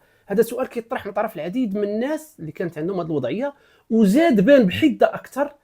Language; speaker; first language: Arabic; native; Arabic